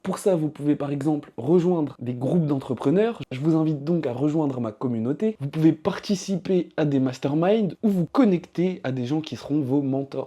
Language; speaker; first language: French; native; French